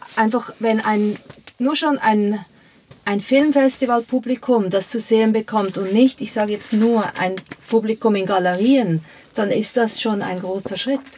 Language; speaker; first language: German; native; German